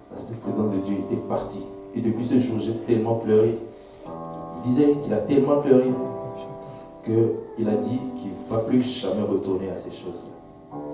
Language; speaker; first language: French; non-native, local second language; Haitian Creole